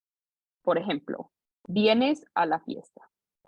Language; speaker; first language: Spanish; non-native, fluent; English